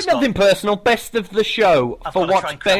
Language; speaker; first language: English; native; English